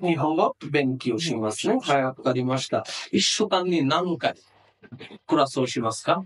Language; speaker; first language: Japanese; non-native, fluent; Bangla